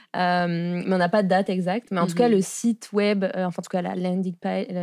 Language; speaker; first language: French; native; French